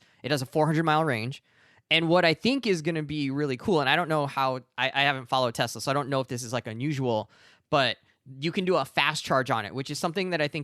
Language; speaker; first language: English; native; English